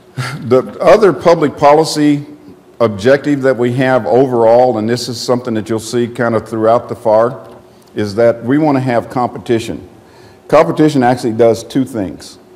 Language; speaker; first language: English; native; English